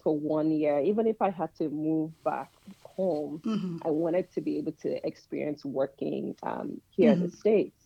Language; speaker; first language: English; non-native, local second language; Yoruba